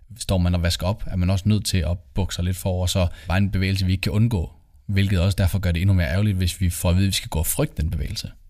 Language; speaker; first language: Danish; native; Danish